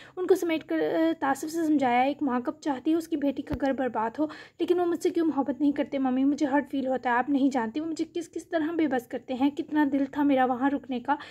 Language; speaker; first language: Urdu; native; Urdu